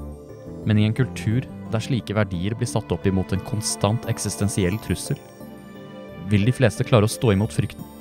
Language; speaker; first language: Norwegian; native; Norwegian